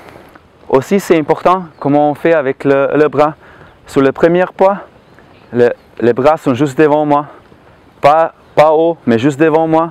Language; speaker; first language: French; non-native, learner; Slovenian